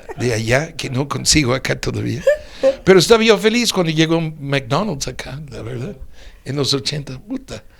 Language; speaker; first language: Spanish; non-native, fluent; English